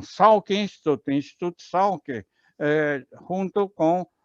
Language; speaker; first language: Spanish; non-native, learner; Portuguese